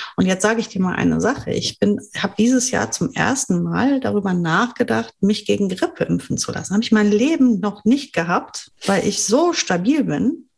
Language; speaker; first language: German; non-native, fluent; French